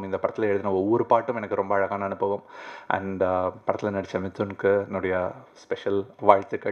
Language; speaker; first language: Tamil; native; Tamil